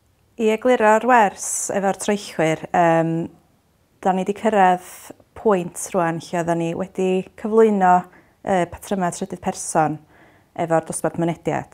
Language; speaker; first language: Welsh; native; Welsh